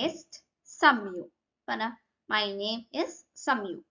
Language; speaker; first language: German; non-native, learner; Malayalam